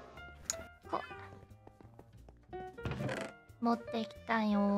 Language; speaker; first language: Japanese; non-native, learner; English